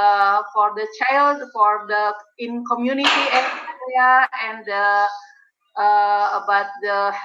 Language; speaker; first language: English; non-native, learner; Indonesian